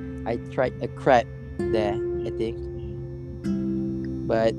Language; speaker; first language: English; non-native, local second language; Malay